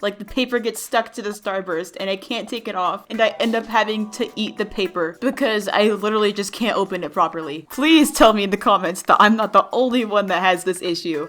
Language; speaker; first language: English; native; English